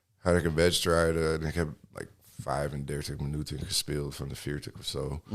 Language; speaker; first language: Dutch; non-native, fluent; English